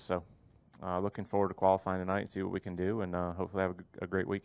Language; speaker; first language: English; native; English